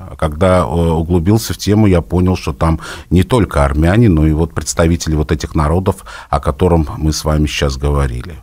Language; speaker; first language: Russian; native; Russian